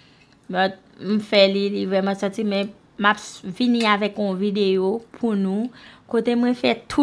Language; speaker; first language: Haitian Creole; early bilingual, heritage; Haitian Creole